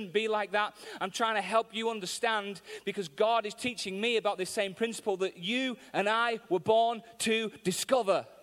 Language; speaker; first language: English; native; English